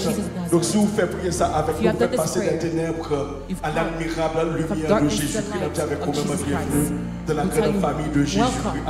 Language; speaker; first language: French; non-native, local second language; Haitian Creole